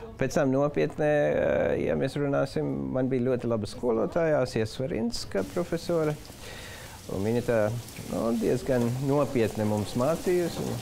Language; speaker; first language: Latvian; non-native, fluent; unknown